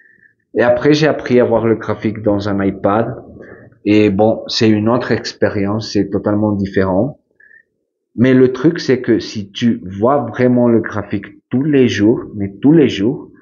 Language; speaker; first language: French; non-native, fluent; Spanish